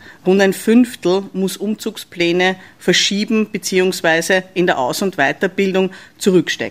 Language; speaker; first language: German; native; German